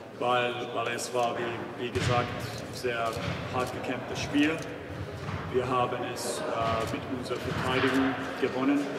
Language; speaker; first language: German; non-native, fluent; Finnish